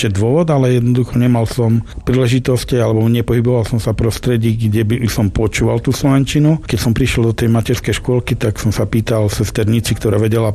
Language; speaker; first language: Slovak; non-native, local second language; Romany